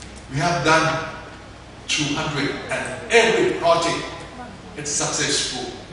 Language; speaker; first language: English; non-native, fluent; Thai